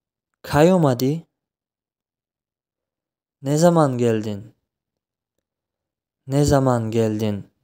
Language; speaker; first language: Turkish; non-native, fluent; Tajik